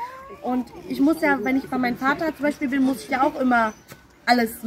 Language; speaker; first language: German; early bilingual, other home language; Polish